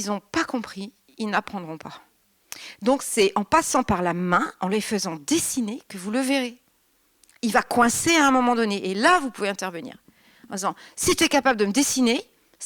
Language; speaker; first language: French; native; French